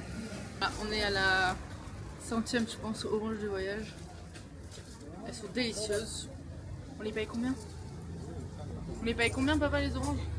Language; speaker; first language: French; native; French